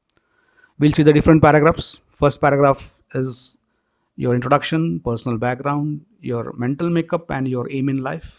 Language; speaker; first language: English; non-native, local second language; Marathi